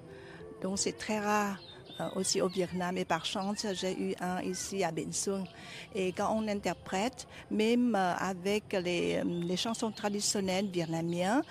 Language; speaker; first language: French; non-native, fluent; Vietnamese